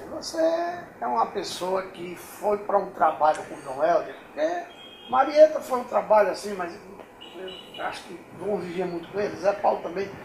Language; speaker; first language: Portuguese; native; Portuguese